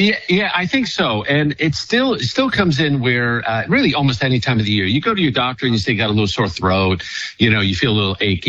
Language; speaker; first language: English; native; English